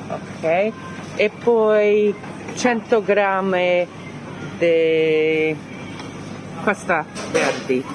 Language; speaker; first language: Italian; non-native, learner; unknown